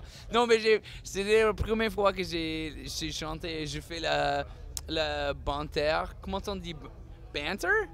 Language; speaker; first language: French; non-native, learner; English